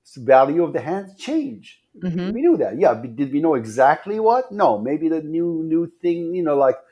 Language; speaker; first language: English; non-native, fluent; Persian